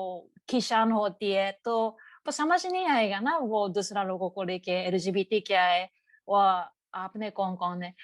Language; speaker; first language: Hindi; non-native, learner; Japanese